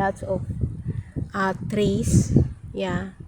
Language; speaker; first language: English; non-native, local second language; Filipino